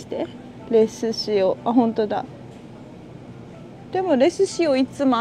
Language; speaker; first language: Japanese; native; Japanese